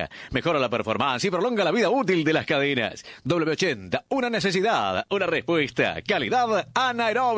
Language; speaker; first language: Spanish; native; Spanish